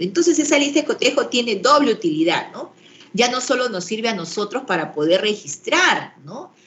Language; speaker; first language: Spanish; native; Spanish